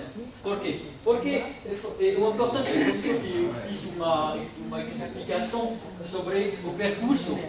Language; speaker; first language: Portuguese; non-native, fluent; French